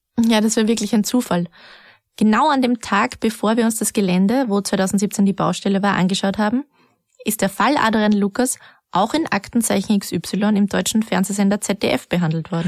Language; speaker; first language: German; native; German